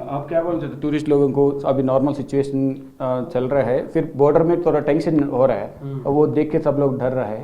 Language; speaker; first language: Hindi; non-native, local second language; Telugu